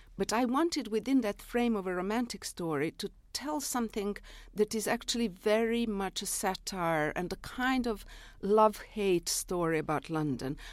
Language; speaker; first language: English; non-native, fluent; Serbian